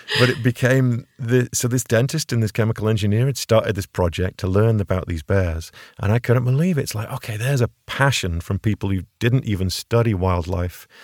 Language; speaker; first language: English; native; English